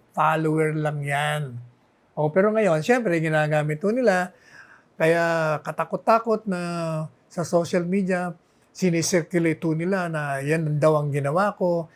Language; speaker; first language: Filipino; non-native, local second language; Bikol